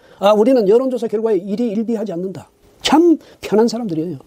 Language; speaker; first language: Korean; native; Korean